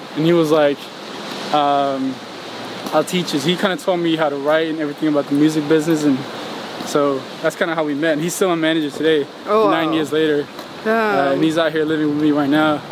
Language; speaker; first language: English; non-native, fluent; Norwegian